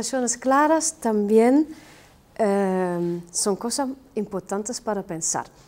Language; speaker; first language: Spanish; non-native, fluent; Dutch